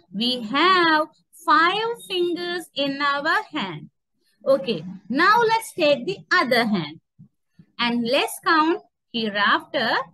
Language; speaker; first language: English; non-native, local second language; Sinhala